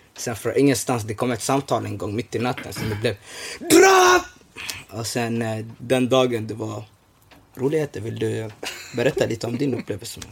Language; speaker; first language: Swedish; early bilingual, other home language; Somali